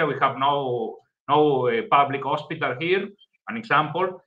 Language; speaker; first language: English; non-native, learner; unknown